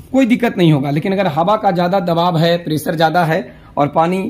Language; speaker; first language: Hindi; native; Hindi